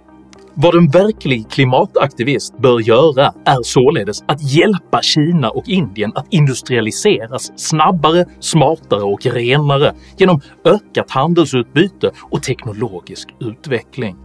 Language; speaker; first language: Swedish; native; Swedish